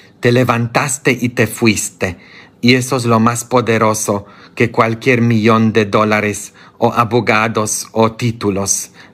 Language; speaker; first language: Spanish; non-native, fluent; Polish